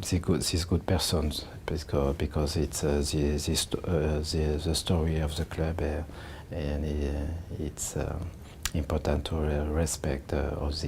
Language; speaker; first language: English; non-native, learner; French